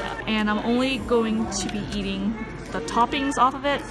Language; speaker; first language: English; native; English